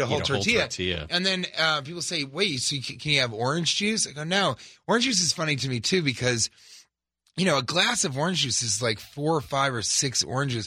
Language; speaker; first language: English; native; English